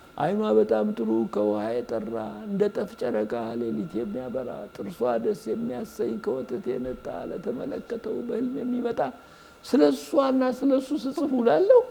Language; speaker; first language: Amharic; native; Amharic